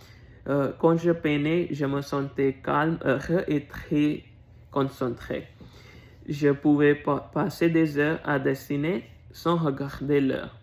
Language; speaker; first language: French; non-native, learner; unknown